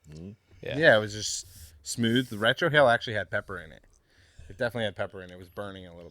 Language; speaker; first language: English; native; English